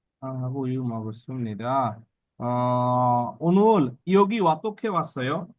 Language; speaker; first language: Korean; non-native, learner; Bangla